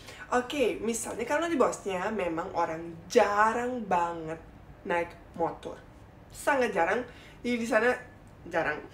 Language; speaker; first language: Indonesian; non-native, fluent; Bosnian